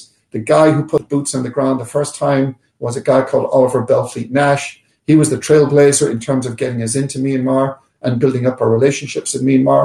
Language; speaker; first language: English; native; English